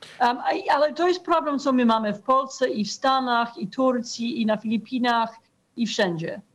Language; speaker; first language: Polish; non-native, fluent; English